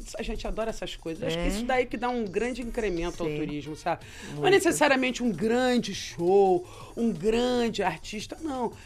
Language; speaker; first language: Portuguese; native; Portuguese